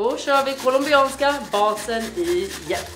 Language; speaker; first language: Swedish; native; Swedish